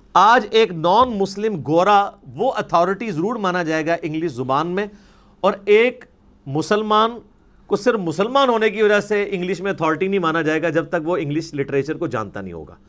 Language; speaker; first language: Urdu; non-native, local second language; Punjabi